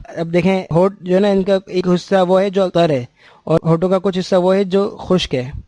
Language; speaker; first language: Urdu; native; Urdu